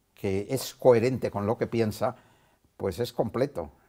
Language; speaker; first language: Spanish; native; Spanish